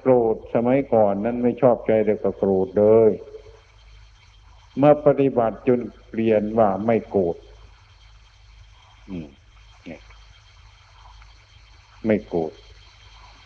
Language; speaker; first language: Thai; native; Thai